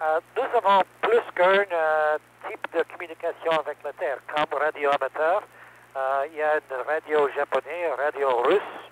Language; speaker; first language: French; non-native, learner; English